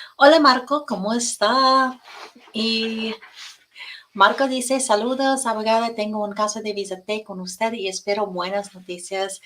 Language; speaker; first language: Spanish; non-native, learner; English